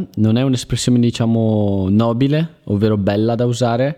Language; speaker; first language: Italian; native; Italian